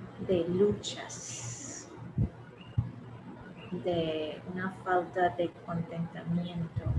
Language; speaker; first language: Spanish; early bilingual, heritage; English